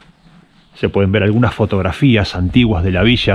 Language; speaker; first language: Spanish; native; Spanish